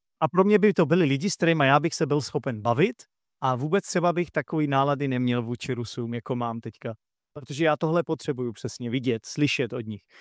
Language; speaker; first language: Czech; native; Czech